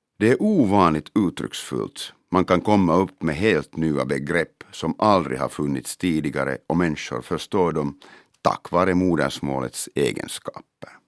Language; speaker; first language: Swedish; non-native, local second language; Finnish